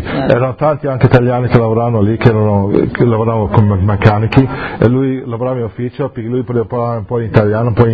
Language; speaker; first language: Italian; early bilingual, heritage; English